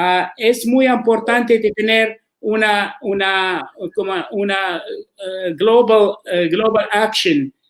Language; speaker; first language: Spanish; non-native, learner; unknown